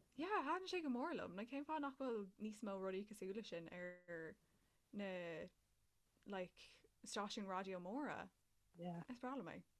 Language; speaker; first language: Irish; native; Irish